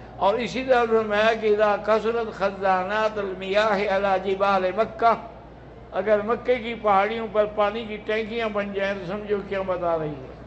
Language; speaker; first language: Urdu; native; Urdu